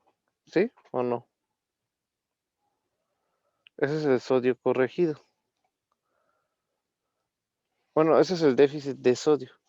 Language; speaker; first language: Spanish; native; Spanish